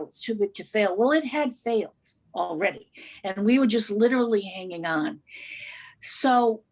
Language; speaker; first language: English; native; English